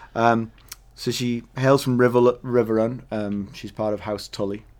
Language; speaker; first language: English; native; English